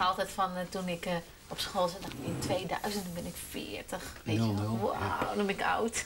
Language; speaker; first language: Dutch; native; Dutch